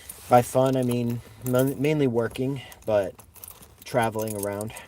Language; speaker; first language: English; native; English